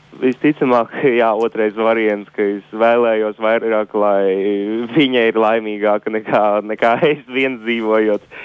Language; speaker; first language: Latvian; native; Latvian